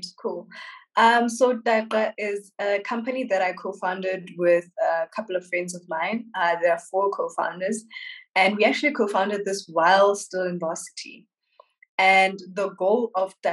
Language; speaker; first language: English; non-native, local second language; Southern Sotho